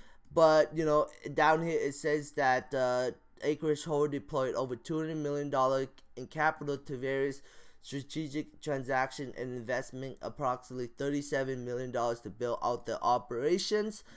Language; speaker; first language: English; native; English